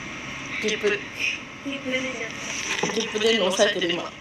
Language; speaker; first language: Japanese; native; Japanese